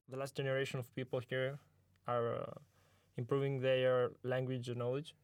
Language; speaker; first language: English; non-native, learner; Italian